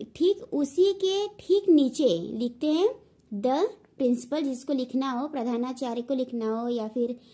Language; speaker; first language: Hindi; native; Hindi